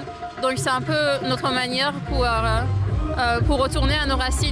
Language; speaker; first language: French; early bilingual, other home language; Persian